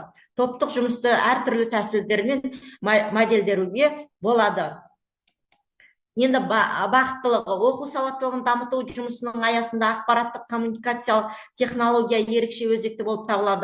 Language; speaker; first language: Kazakh; native; Kazakh